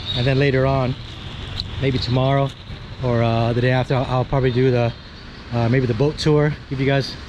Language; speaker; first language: English; native; English